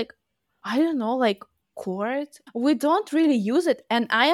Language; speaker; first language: English; non-native, fluent; Russian